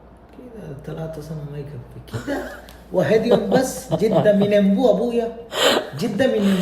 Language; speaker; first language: Arabic; non-native, learner; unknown